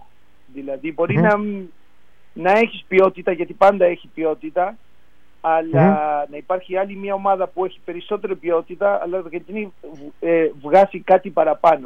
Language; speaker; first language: Greek; non-native, fluent; Spanish